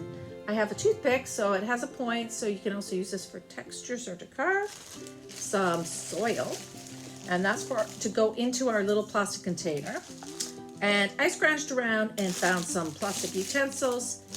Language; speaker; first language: English; native; English